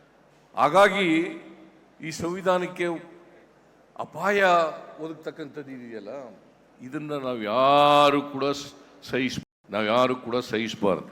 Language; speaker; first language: Kannada; native; Kannada